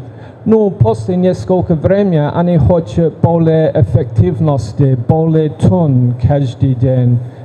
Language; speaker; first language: Russian; non-native, learner; English